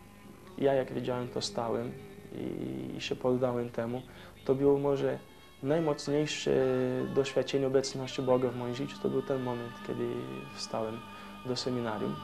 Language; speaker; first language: Polish; non-native, fluent; Portuguese